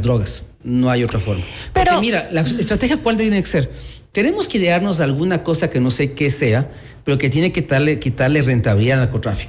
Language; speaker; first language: Spanish; native; Spanish